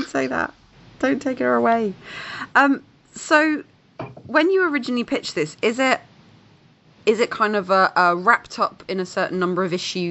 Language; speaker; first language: English; native; English